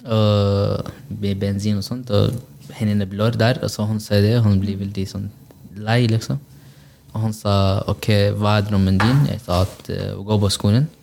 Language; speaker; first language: Norwegian; non-native, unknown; Arabic